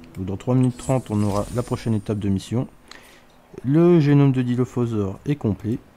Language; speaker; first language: French; native; French